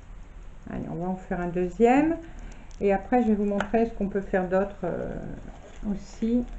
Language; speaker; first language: French; native; French